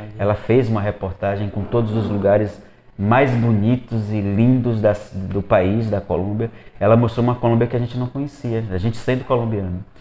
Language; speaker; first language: Portuguese; early bilingual, other home language; Spanish